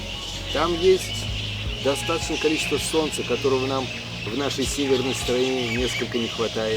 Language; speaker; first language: Russian; native; Russian